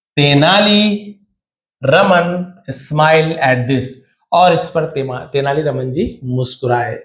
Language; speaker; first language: Hindi; native; Hindi